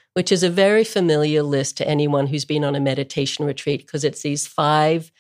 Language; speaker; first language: English; native; English